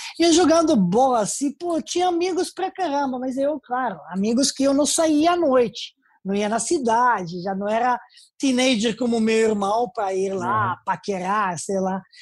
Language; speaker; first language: Portuguese; non-native, fluent; Serbian